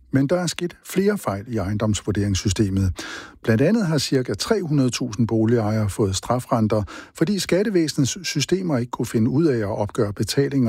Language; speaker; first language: Danish; native; Danish